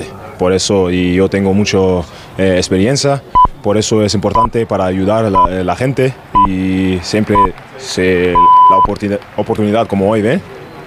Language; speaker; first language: Spanish; non-native, learner; German